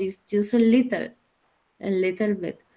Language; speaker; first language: English; non-native, learner; Spanish